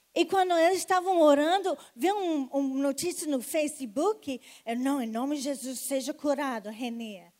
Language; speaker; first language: Portuguese; non-native, fluent; English